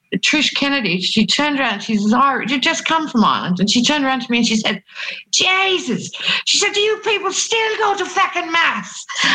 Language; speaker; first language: English; native; English